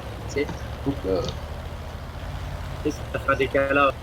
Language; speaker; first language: French; native; French